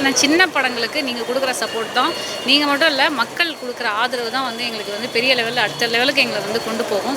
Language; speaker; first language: Tamil; native; Tamil